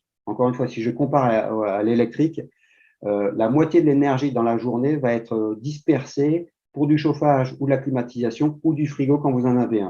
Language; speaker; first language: French; native; French